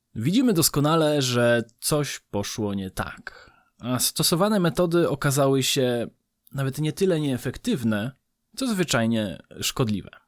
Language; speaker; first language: Polish; native; Polish